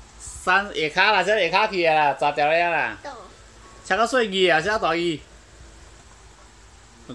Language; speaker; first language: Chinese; native; Chinese